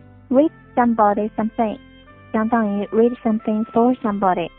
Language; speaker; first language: English; non-native, fluent; Chinese